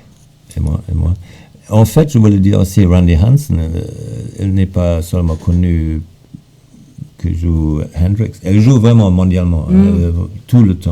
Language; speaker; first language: French; non-native, fluent; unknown